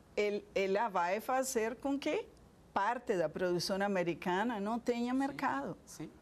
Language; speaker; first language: Portuguese; non-native, fluent; Spanish